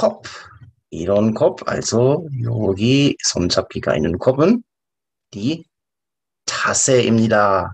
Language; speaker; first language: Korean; non-native, fluent; German